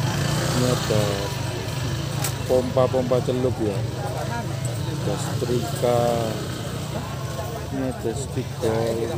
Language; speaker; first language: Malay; non-native, local second language; Javanese